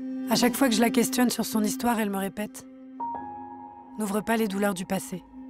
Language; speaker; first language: French; native; French